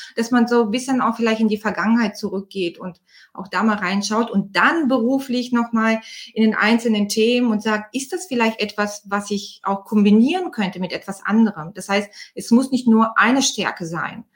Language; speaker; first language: German; non-native, fluent; Bulgarian